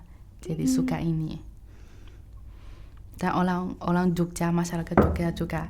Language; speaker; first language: Indonesian; non-native, fluent; Chinese